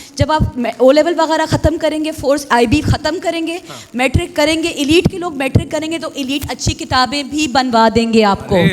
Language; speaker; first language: Urdu; native; Urdu